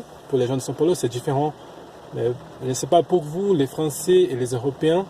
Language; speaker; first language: French; non-native, fluent; Portuguese